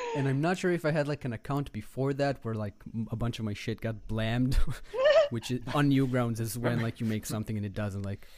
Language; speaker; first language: English; non-native, fluent; Hebrew